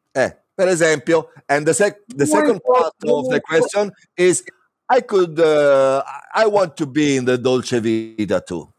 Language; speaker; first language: English; non-native, learner; Italian